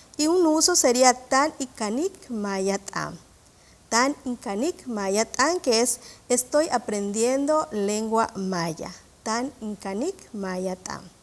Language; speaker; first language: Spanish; non-native, local second language; Yucateco